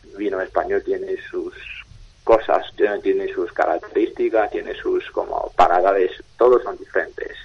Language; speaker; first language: Spanish; non-native, fluent; Chinese